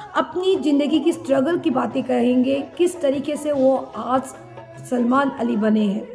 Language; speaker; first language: Hindi; non-native, local second language; Assamese